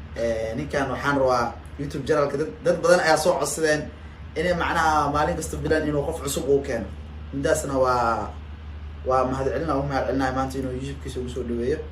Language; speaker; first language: Somali; non-native, local second language; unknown